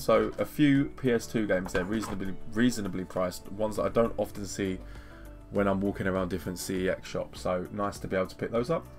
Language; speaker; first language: English; native; English